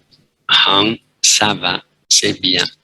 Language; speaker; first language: French; non-native, fluent; Vietnamese